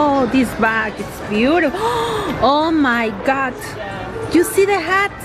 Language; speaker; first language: English; non-native, learner; Spanish